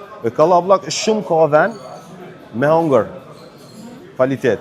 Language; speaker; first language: Albanian; early bilingual, heritage; Turkish